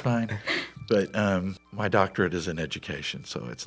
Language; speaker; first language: English; native; English